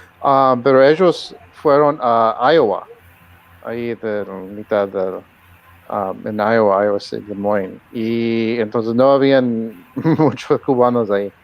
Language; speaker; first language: Spanish; early bilingual, heritage; Spanish